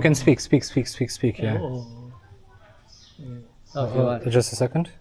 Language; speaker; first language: English; non-native, learner; Lithuanian